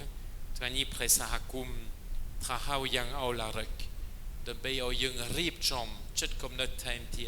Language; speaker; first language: Khmer; non-native, fluent; French